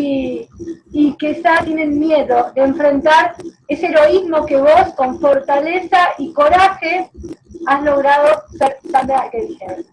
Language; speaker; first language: Spanish; native; Spanish